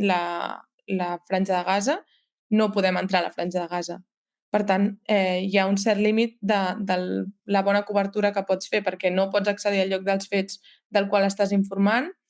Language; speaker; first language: Catalan; native; Catalan